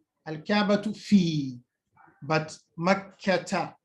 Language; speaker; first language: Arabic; non-native, fluent; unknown